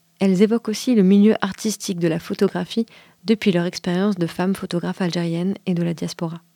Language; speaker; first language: French; native; French